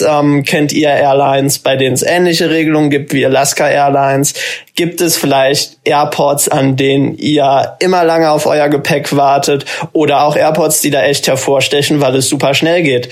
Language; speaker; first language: German; native; German